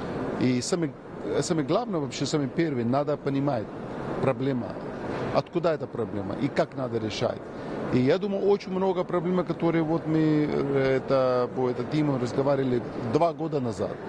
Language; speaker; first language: Russian; non-native, learner; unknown